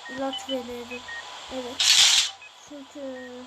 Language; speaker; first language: Turkish; early bilingual, heritage; Turkish